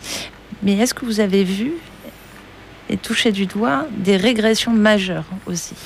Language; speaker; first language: French; native; French